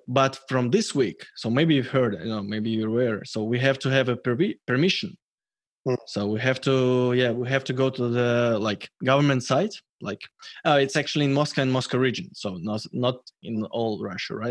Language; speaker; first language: English; non-native, fluent; Russian